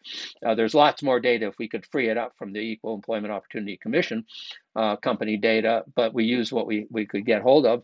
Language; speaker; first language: English; native; English